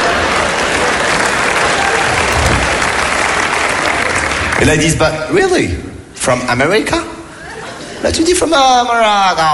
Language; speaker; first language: French; native; French